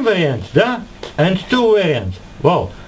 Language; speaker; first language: English; non-native, learner; Russian